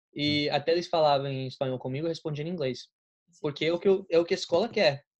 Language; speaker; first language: Portuguese; non-native, fluent; English